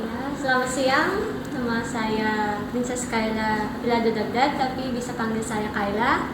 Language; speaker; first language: Indonesian; non-native, learner; Filipino